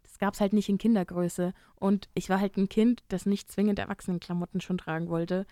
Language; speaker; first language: German; native; German